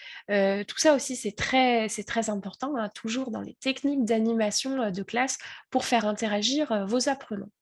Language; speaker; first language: French; native; French